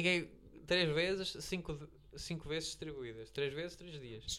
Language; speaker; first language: Portuguese; native; Portuguese